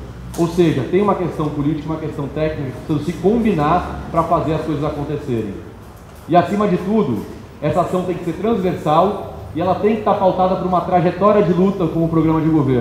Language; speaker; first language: Portuguese; native; Portuguese